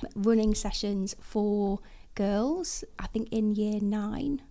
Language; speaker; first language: English; native; English